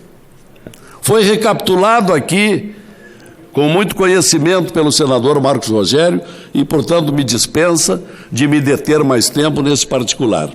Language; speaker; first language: Portuguese; native; Portuguese